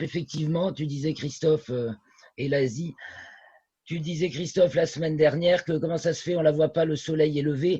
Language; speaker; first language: French; native; French